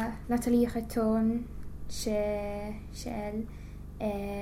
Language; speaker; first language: French; non-native, learner; English